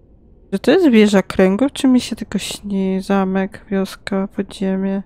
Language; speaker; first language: Polish; native; Polish